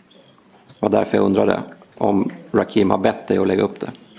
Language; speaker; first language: Swedish; native; Swedish